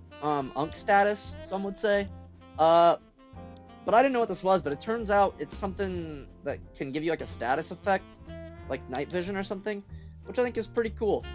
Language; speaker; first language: English; native; English